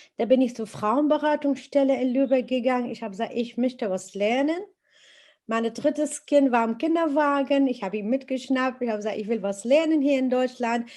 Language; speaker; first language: German; non-native, fluent; Arabic